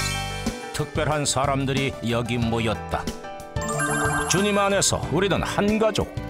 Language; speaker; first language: Korean; native; Korean